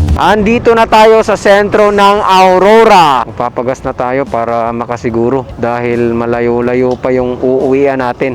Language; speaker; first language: Filipino; non-native, local second language; Cebuano